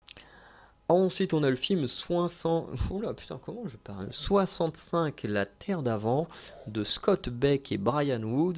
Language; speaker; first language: French; native; French